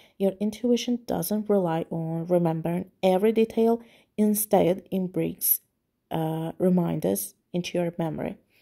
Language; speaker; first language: English; non-native, fluent; Azerbaijani